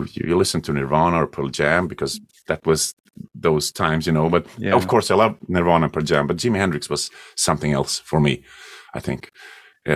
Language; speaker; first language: English; non-native, fluent; Swedish